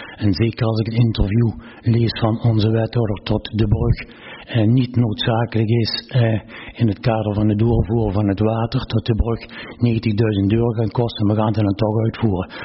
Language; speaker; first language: Dutch; native; Dutch